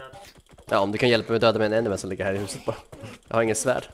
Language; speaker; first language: Swedish; native; Swedish